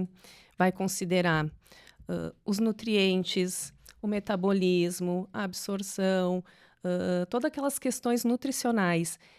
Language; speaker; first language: Portuguese; native; Portuguese